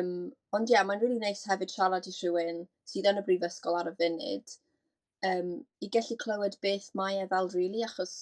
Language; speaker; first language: Welsh; native; Welsh